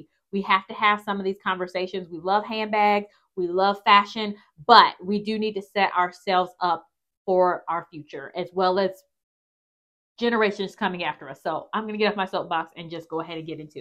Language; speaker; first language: English; native; English